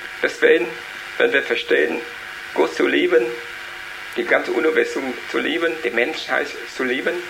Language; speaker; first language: German; non-native, learner; Vietnamese